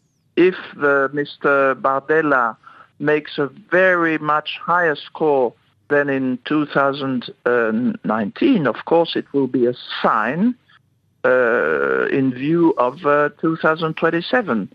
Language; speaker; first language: English; non-native, fluent; French